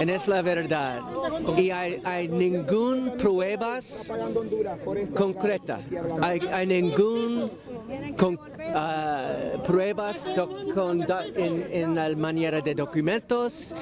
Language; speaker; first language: Spanish; non-native, learner; English